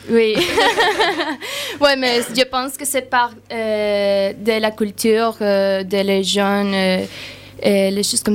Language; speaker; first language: French; non-native, learner; Spanish